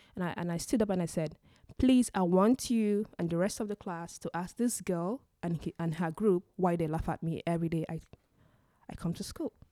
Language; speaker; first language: English; non-native, local second language; Igbo